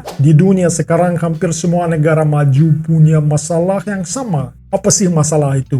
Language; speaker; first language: Indonesian; non-native, fluent; Russian